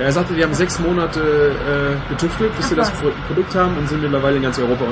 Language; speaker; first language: German; native; German